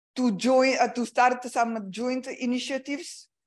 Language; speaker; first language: English; non-native, fluent; Macedonian